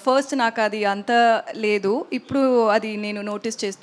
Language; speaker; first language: Telugu; non-native, learner; Tamil